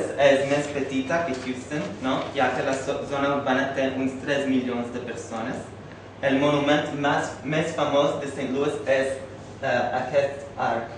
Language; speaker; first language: Catalan; non-native, fluent; English